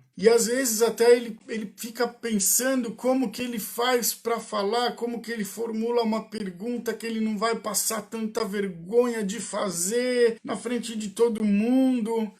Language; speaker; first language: Portuguese; early bilingual, other home language; Hebrew